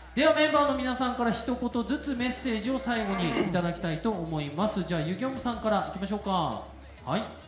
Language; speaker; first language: Japanese; native; Japanese